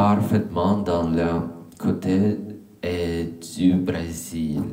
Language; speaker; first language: French; non-native, learner; English